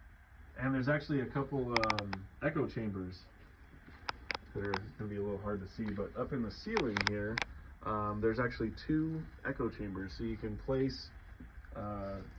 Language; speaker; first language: English; native; English